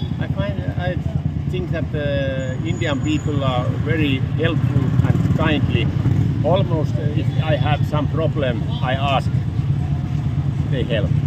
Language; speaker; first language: English; non-native, learner; Finnish